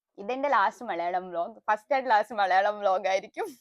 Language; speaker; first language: Malayalam; non-native, learner; Tulu